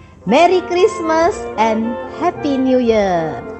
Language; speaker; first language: English; non-native, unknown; Indonesian